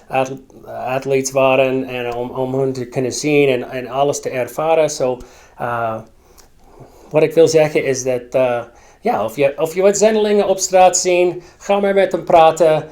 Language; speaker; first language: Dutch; non-native, learner; English